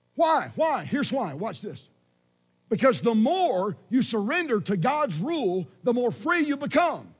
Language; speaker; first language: English; native; English